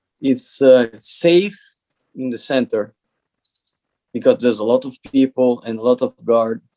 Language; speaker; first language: English; non-native, learner; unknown